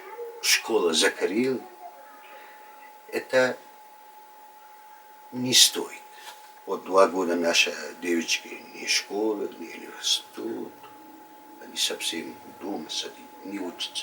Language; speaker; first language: Russian; non-native, learner; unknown